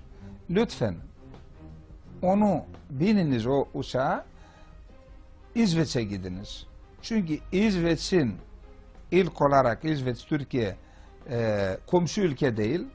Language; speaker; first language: Turkish; non-native, fluent; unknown